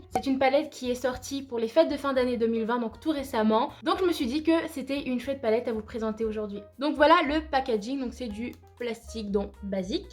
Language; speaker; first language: French; native; French